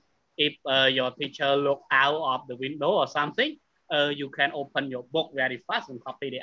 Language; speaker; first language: English; non-native, fluent; Khmer